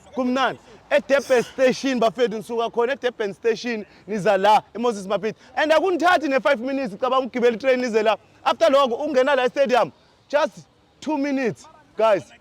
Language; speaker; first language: Zulu; native; Zulu